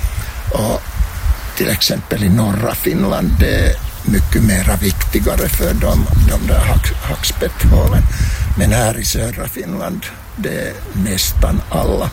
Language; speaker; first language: Swedish; non-native, local second language; Finnish